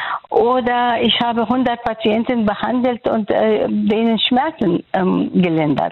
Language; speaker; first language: German; non-native, fluent; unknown